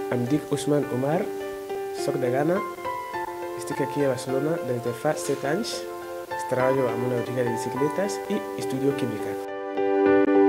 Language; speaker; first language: Catalan; non-native, fluent; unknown